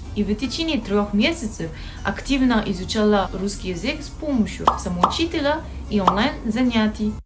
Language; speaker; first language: Russian; non-native, learner; Tamil